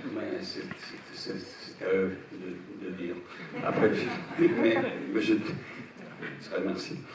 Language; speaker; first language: French; non-native, fluent; English